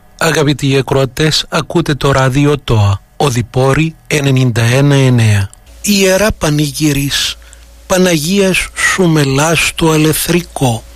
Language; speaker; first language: Greek; native; Greek